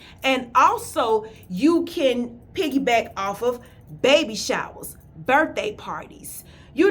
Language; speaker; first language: English; native; English